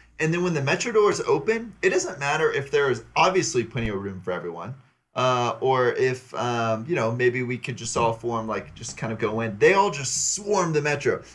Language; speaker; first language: English; native; English